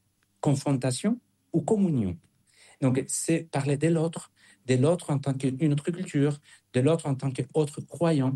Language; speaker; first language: French; non-native, fluent; Spanish